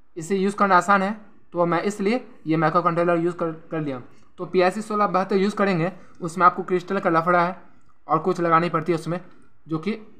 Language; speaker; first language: Hindi; native; Hindi